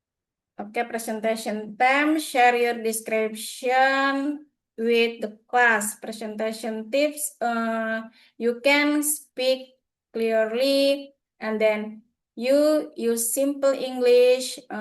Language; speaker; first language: English; non-native, learner; Indonesian